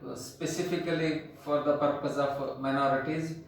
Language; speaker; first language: English; non-native, local second language; Kannada